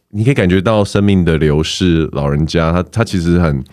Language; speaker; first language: Chinese; native; Chinese